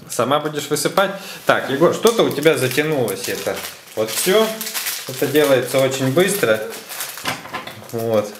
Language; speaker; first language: Russian; native; Russian